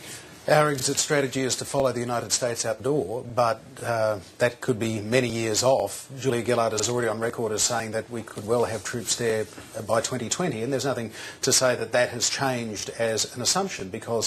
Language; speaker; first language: English; native; English